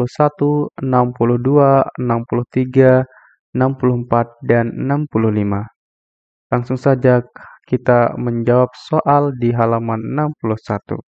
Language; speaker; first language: Indonesian; native; Indonesian